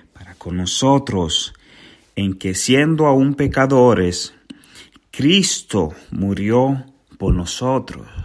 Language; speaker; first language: Spanish; native; Spanish